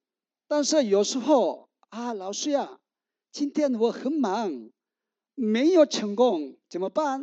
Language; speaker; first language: Chinese; non-native, learner; Korean